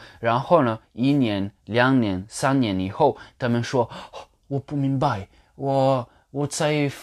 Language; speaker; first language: Chinese; non-native, learner; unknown